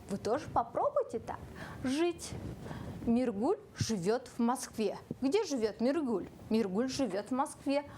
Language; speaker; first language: Russian; non-native, local second language; Kyrgyz